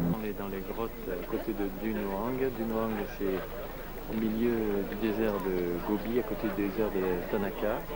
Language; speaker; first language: French; native; French